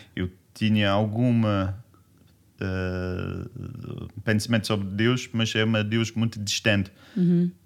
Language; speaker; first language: Portuguese; non-native, learner; English